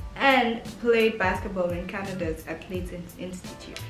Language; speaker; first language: English; early bilingual, heritage; English